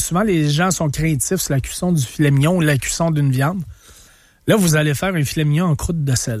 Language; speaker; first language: French; native; French